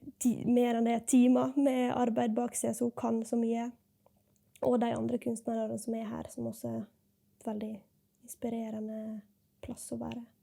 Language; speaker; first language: Norwegian; native; Norwegian